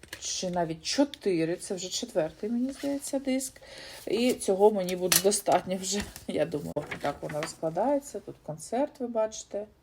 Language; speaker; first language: Ukrainian; non-native, local second language; Russian